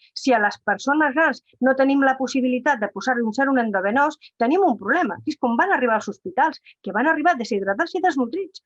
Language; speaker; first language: Catalan; non-native, local second language; Spanish